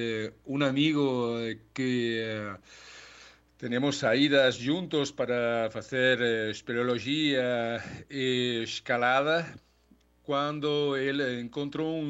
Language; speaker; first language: Portuguese; non-native, learner; Spanish